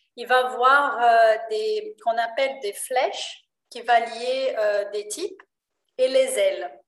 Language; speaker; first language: French; non-native, fluent; Portuguese